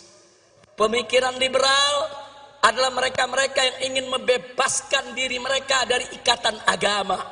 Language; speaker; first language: Indonesian; native; Indonesian